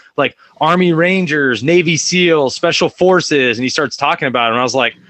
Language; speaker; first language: English; native; English